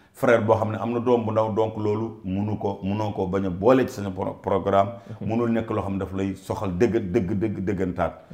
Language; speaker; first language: Wolof; non-native, local second language; Fula